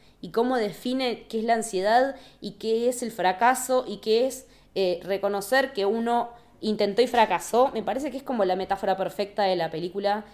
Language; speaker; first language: Spanish; native; Spanish